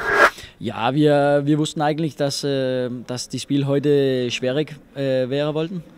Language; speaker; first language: German; non-native, fluent; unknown